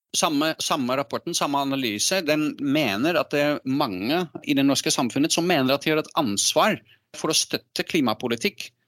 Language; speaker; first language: Norwegian; non-native, fluent; Dutch